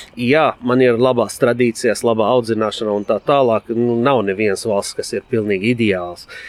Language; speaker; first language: Latvian; non-native, fluent; Arabic